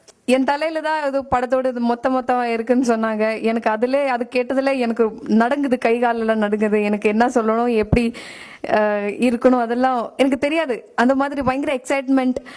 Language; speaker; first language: Tamil; non-native, fluent; Malayalam